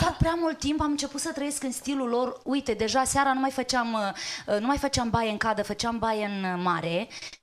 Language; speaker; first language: Romanian; native; Romanian